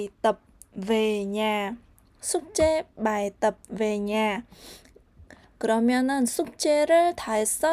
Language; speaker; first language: Korean; non-native, learner; Vietnamese